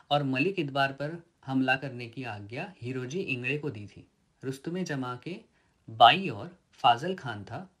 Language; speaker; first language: Hindi; non-native, local second language; Marathi